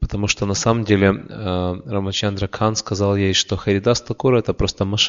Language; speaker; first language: Russian; native; Russian